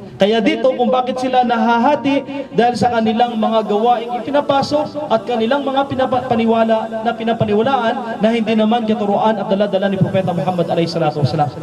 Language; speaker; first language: Filipino; non-native, local second language; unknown